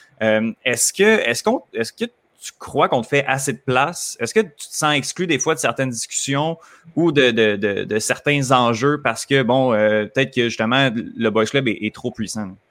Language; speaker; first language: French; native; French